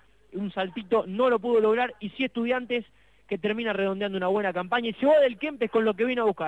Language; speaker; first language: Spanish; native; Spanish